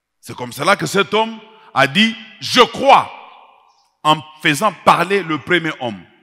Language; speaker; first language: French; non-native, local second language; Swahili